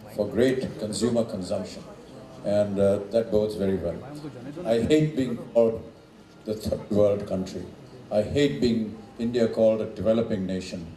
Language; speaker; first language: English; non-native, local second language; Hindi